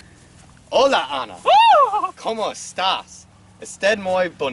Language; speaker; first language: Spanish; non-native, learner; English